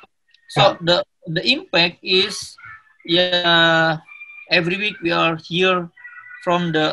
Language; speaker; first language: English; non-native, learner; Indonesian